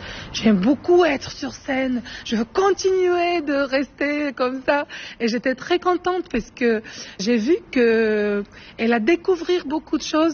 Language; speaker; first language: French; non-native, fluent; Arabic